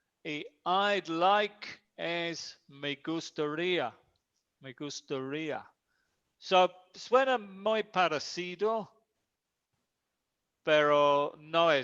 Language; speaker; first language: Spanish; non-native, fluent; English